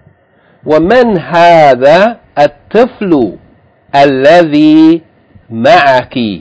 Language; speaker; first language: Arabic; non-native, fluent; English